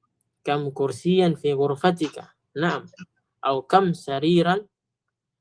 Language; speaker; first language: Arabic; non-native, fluent; Filipino